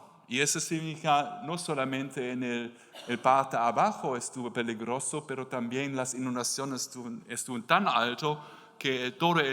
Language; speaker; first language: Spanish; non-native, learner; German